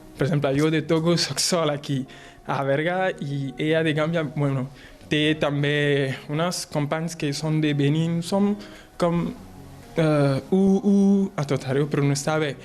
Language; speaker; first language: Catalan; non-native, fluent; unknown